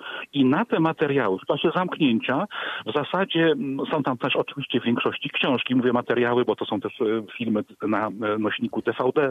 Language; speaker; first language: Polish; native; Polish